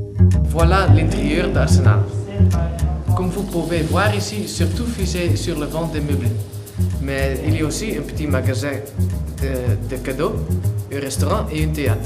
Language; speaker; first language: French; non-native, learner; Dutch